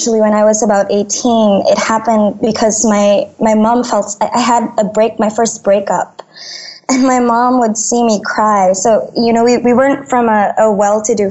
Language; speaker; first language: English; non-native, local second language; Filipino